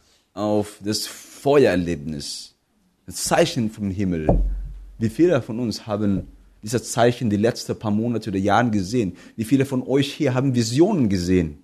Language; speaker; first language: German; non-native, fluent; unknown